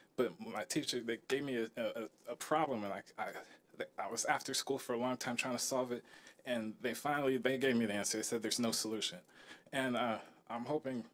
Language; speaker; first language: English; native; English